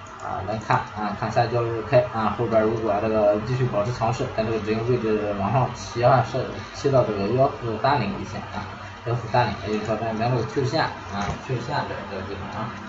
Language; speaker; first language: Chinese; native; Chinese